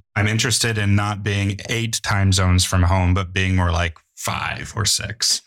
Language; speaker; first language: English; native; English